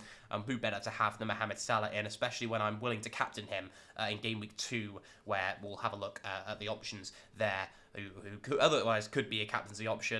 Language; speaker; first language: English; native; English